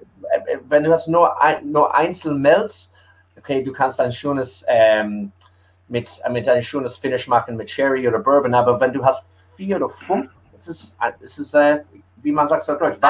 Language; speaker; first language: German; early bilingual, heritage; English